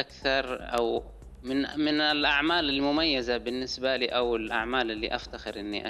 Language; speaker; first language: Arabic; native; Arabic